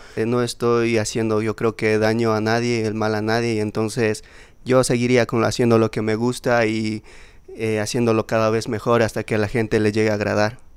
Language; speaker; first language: Spanish; native; Spanish